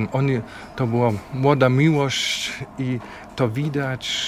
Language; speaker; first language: Polish; non-native, fluent; German